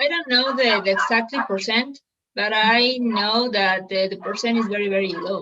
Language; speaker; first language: English; non-native, learner; Spanish